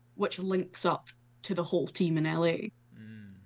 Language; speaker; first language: English; native; English